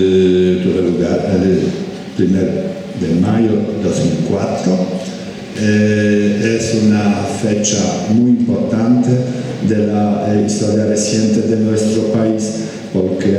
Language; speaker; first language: Spanish; non-native, fluent; Polish